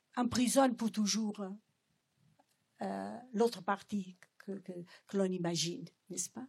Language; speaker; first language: French; non-native, fluent; Portuguese